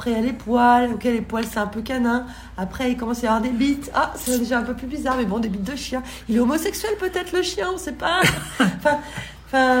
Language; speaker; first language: French; native; French